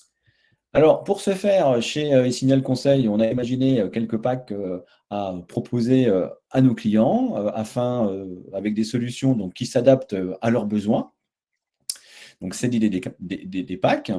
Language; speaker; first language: French; native; French